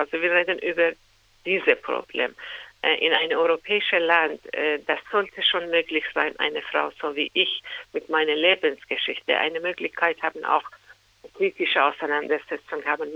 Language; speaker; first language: German; non-native, fluent; Persian